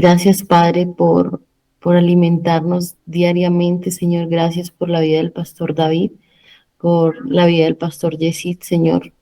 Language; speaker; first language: Spanish; native; Spanish